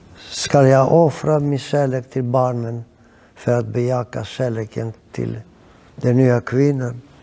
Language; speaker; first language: Swedish; non-native, fluent; Greek